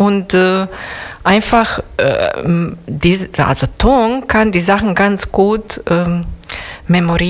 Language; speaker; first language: German; non-native, fluent; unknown